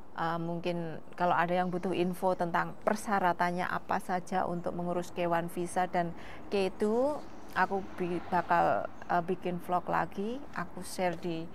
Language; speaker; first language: Indonesian; non-native, local second language; Javanese